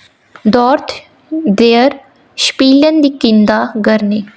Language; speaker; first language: German; non-native, learner; Urdu